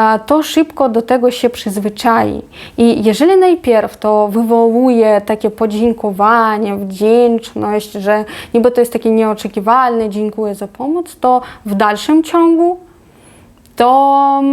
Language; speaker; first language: Polish; non-native, fluent; Ukrainian